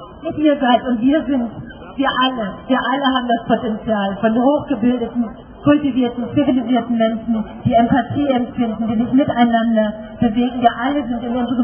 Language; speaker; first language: German; native; German